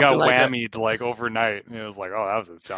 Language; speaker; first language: English; native; English